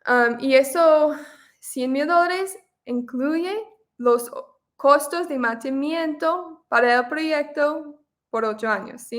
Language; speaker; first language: Spanish; non-native, fluent; English